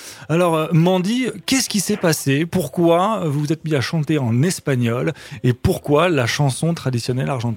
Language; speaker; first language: French; native; French